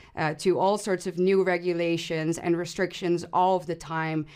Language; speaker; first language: English; non-native, fluent; Dutch